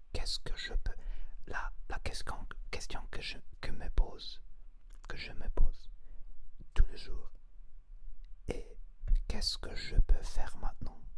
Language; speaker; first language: French; non-native, learner; Spanish